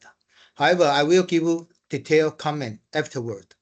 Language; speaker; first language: English; non-native, fluent; Chinese